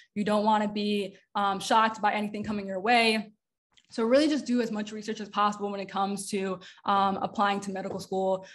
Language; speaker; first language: English; native; English